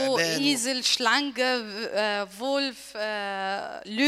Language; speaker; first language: German; non-native, learner; Arabic